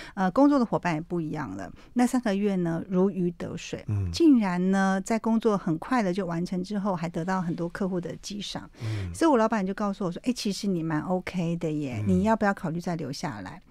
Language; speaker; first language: Chinese; native; Chinese